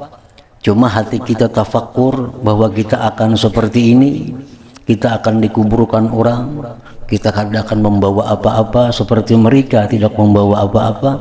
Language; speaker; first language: Indonesian; non-native, local second language; Banjar